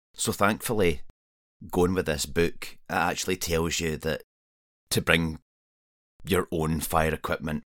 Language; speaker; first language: English; native; English